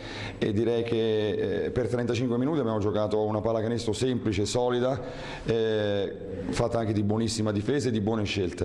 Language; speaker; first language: Italian; native; Italian